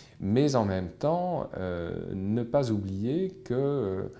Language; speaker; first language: French; native; French